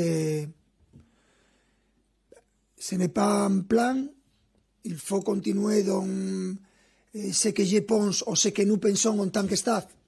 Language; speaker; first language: French; non-native, fluent; Spanish